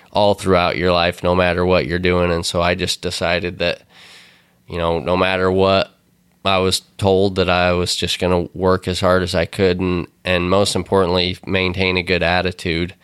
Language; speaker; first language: English; native; English